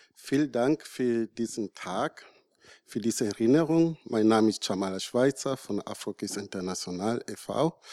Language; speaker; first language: German; non-native, learner; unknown